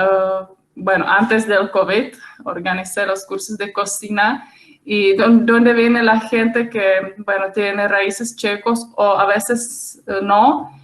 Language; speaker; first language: Spanish; non-native, fluent; Czech